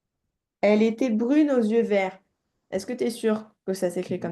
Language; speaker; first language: French; native; French